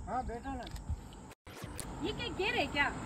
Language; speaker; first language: Hindi; non-native, local second language; Kannada